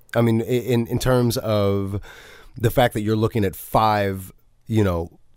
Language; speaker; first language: English; native; English